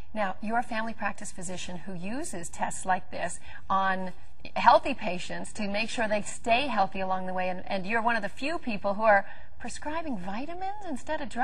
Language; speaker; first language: English; native; English